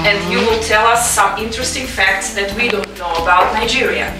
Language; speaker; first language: English; non-native, fluent; Russian